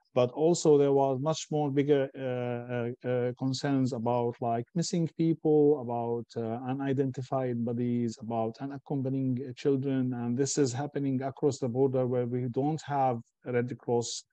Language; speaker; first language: English; non-native, fluent; Arabic